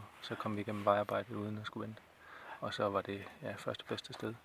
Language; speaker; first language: Danish; native; Danish